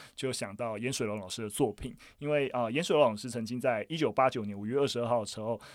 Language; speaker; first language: Chinese; native; Chinese